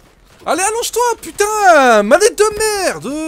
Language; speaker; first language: French; native; French